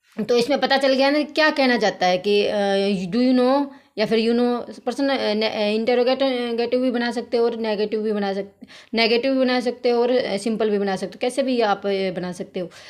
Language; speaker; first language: Hindi; native; Hindi